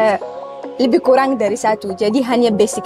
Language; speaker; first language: Indonesian; non-native, learner; Arabic